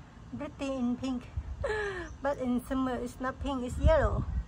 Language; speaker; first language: English; non-native, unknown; Vietnamese